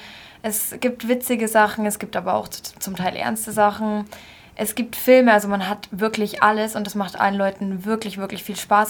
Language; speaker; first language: German; native; German